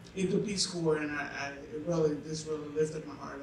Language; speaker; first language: English; non-native, fluent; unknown